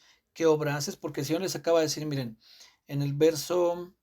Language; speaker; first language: Spanish; native; Spanish